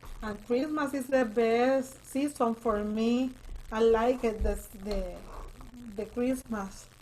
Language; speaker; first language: English; non-native, learner; Spanish